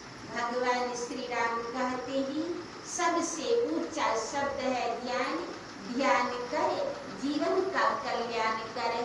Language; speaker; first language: Hindi; native; Hindi